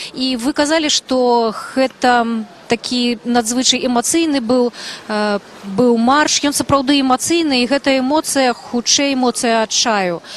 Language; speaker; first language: Belarusian; native; Belarusian